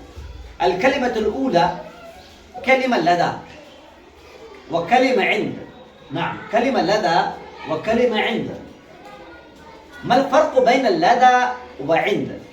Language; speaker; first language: Arabic; non-native, fluent; Urdu